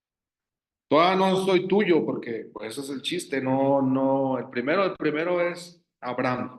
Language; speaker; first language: Spanish; native; Spanish